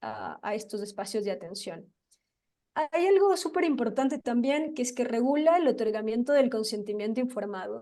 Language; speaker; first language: Spanish; native; Spanish